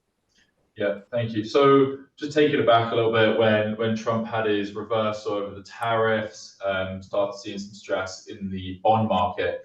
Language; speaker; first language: English; native; English